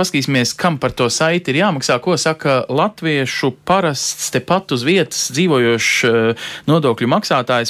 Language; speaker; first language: Latvian; native; Latvian